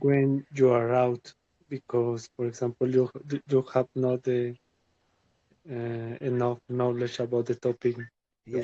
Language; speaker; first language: English; non-native, learner; Spanish